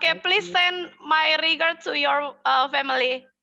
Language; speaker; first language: English; non-native, fluent; Indonesian